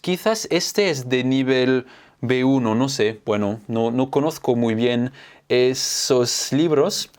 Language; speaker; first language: Spanish; non-native, fluent; French